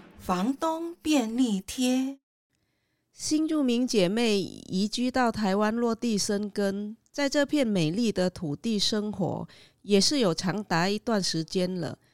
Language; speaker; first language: Chinese; non-native, fluent; Vietnamese